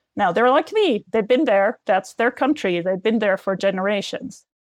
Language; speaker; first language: English; non-native, fluent; Arabic